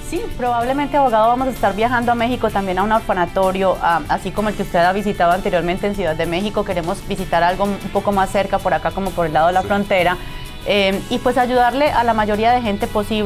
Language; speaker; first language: Spanish; native; Spanish